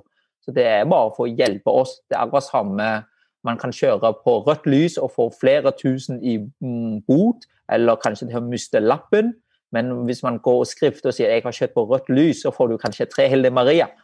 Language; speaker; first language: Norwegian; non-native, fluent; Vietnamese